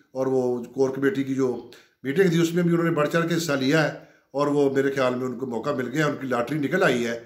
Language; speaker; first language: Urdu; non-native, local second language; Punjabi